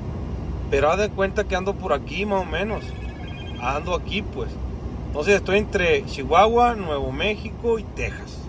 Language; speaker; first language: Spanish; native; Spanish